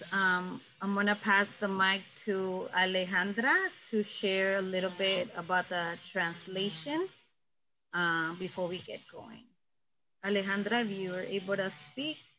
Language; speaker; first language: English; native; English